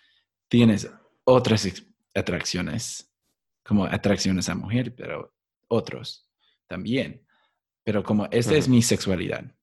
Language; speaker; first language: Spanish; non-native, fluent; English